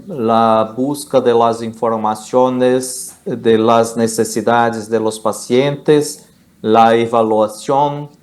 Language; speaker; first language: Spanish; non-native, learner; Portuguese